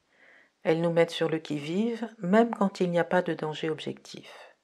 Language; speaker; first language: French; native; French